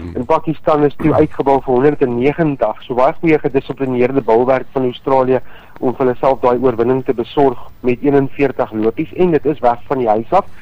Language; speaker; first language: Afrikaans; native; Afrikaans